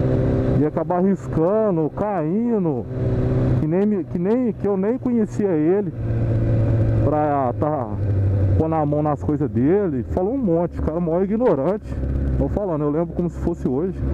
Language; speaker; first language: Portuguese; native; Portuguese